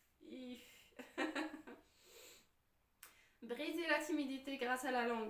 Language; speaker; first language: French; non-native, fluent; Arabic